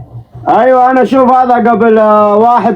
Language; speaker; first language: Arabic; non-native, learner; Oromo